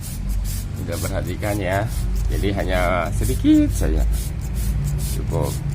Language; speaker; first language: Indonesian; native; Indonesian